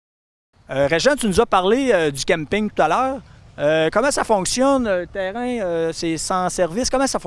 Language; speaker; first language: French; native; French